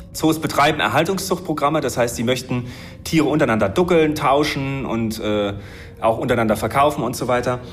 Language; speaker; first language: German; native; German